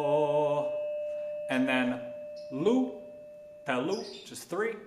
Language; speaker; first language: English; native; English